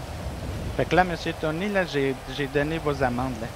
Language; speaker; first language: French; native; French